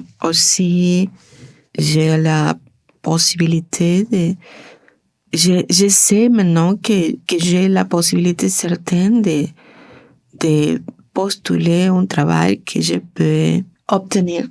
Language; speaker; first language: French; non-native, learner; Spanish